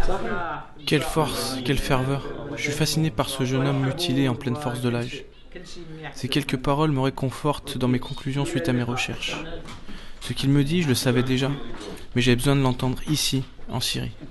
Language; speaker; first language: French; native; French